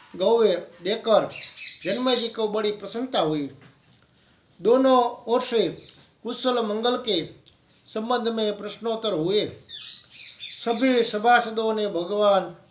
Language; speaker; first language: Hindi; non-native, local second language; Gujarati